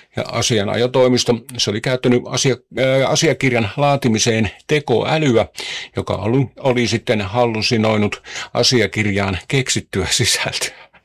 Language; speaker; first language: Finnish; native; Finnish